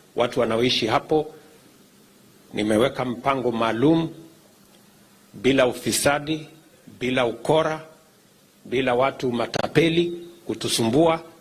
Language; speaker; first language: Swahili; non-native, local second language; Kalenjin